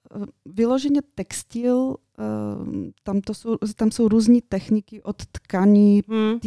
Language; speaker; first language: Czech; non-native, fluent; Bulgarian